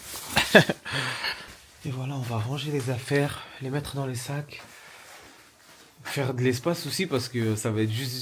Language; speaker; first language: French; native; French